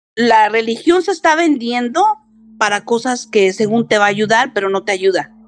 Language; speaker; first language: Spanish; early bilingual, heritage; Spanish